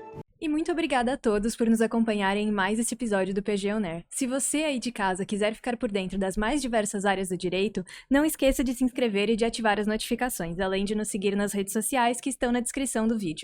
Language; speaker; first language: Portuguese; native; Portuguese